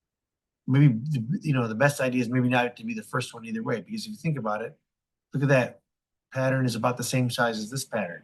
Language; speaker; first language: English; native; English